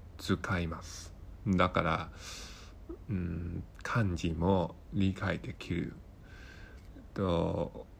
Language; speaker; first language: Japanese; non-native, learner; Cantonese